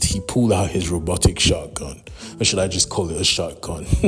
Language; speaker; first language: English; native; English